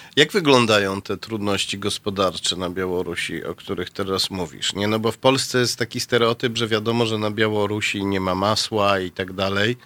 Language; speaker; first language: Polish; native; Polish